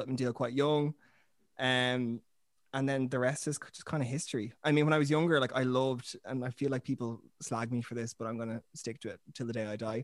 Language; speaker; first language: English; native; English